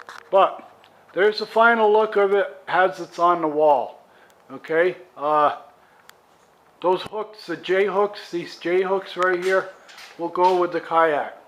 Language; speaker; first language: English; native; English